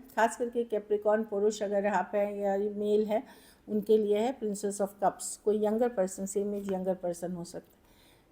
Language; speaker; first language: Hindi; native; Hindi